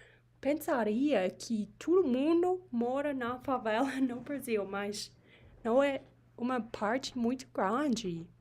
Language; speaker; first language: Portuguese; non-native, learner; English